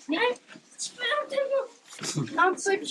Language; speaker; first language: French; native; French